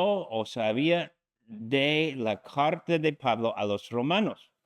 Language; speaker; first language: Spanish; non-native, fluent; English